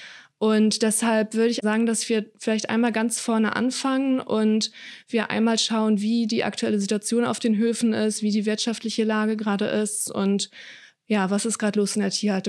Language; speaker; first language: German; native; German